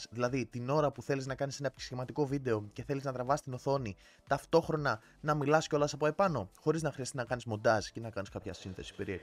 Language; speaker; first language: Greek; native; Greek